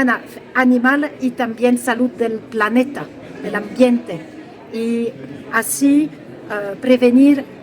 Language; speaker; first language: Spanish; non-native, fluent; French